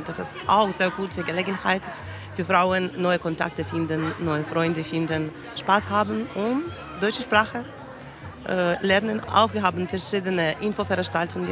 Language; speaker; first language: German; non-native, learner; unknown